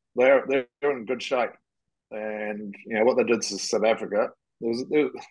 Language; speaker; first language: English; native; English